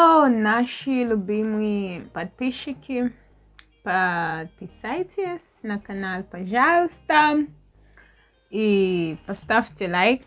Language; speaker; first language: Russian; non-native, learner; English